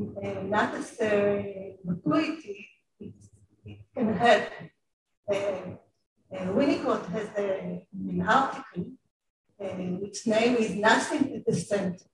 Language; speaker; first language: English; non-native, fluent; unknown